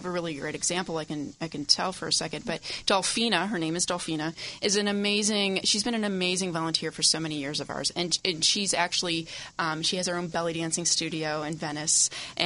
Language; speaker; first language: English; native; English